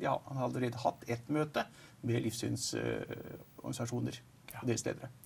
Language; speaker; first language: Norwegian; native; Norwegian